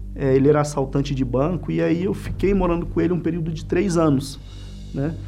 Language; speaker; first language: Portuguese; native; Portuguese